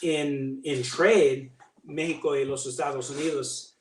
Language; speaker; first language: Spanish; non-native, learner; English